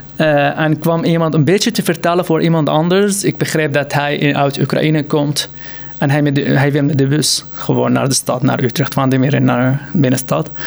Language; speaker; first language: Dutch; non-native, fluent; Arabic